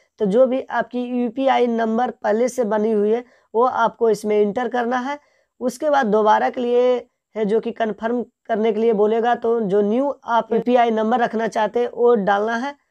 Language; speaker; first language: Hindi; native; Hindi